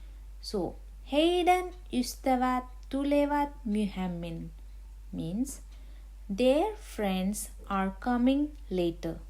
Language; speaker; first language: Finnish; non-native, learner; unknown